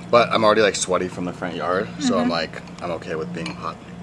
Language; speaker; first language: English; native; English